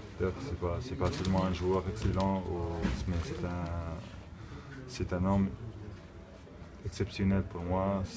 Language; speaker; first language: French; non-native, local second language; Arabic